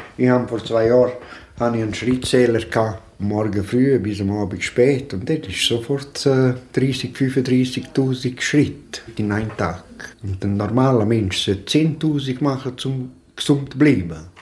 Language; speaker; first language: German; non-native, local second language; Romansh